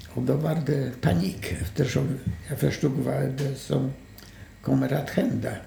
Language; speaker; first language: Swedish; non-native, fluent; Polish